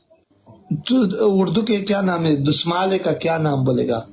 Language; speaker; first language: Hindi; non-native, learner; Pashto